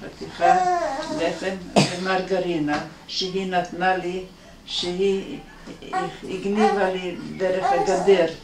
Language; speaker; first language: Hebrew; non-native, fluent; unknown